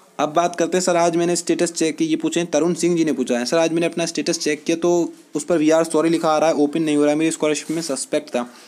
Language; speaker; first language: Hindi; native; Hindi